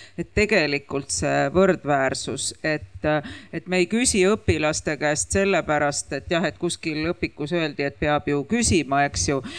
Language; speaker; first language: Estonian; native; Estonian